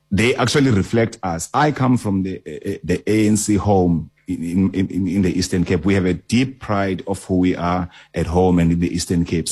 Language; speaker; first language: English; non-native, local second language; Xhosa